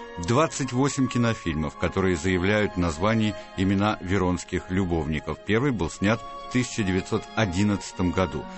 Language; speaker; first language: Russian; native; Russian